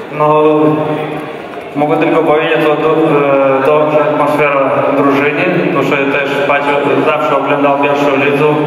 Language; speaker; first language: Polish; non-native, learner; Russian